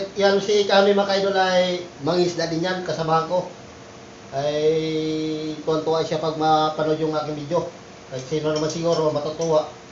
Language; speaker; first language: Filipino; non-native, local second language; Cebuano